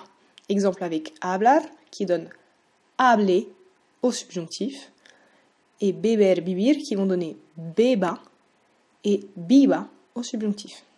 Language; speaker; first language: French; native; French